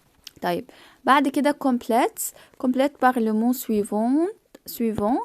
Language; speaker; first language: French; non-native, fluent; Arabic